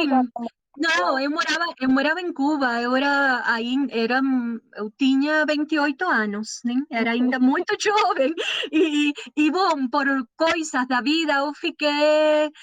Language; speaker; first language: Portuguese; non-native, learner; Spanish